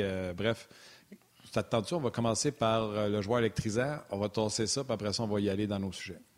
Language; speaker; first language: French; native; French